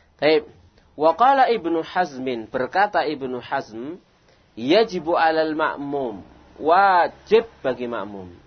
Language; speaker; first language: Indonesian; non-native, local second language; Javanese